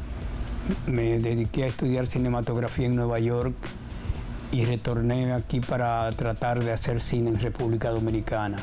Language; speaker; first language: Spanish; native; Spanish